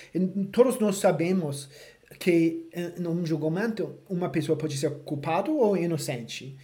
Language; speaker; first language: Portuguese; non-native, fluent; English